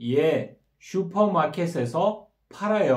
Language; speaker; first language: Korean; non-native, fluent; Kyrgyz